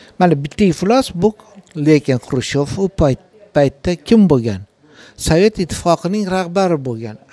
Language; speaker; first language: Uzbek; native; Uzbek